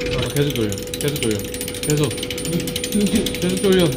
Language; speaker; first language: Korean; early bilingual, heritage; Korean